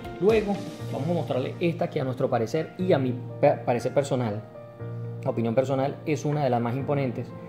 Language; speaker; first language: Spanish; native; Spanish